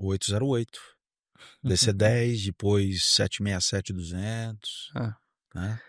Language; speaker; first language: Portuguese; native; Portuguese